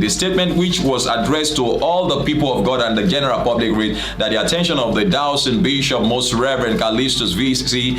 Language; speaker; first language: English; non-native, local second language; Yoruba